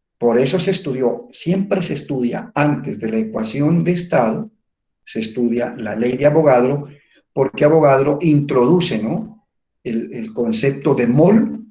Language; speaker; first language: Spanish; native; Spanish